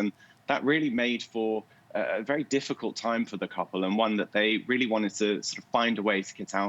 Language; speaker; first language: English; native; English